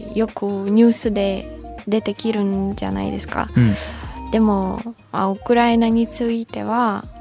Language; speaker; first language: Japanese; non-native, fluent; Ukrainian